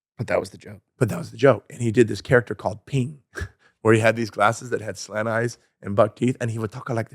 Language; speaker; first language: English; native; English